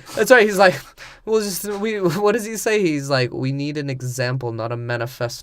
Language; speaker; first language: English; native; English